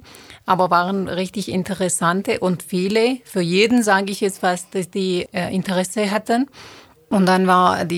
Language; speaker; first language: German; non-native, fluent; Turoyo